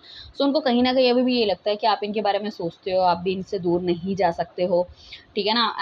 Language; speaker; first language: Hindi; native; Hindi